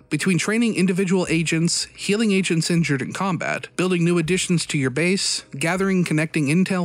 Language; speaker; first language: English; native; English